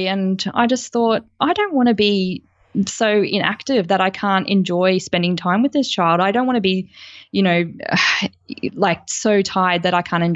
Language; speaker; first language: English; native; English